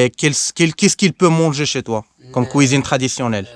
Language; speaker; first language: French; native; French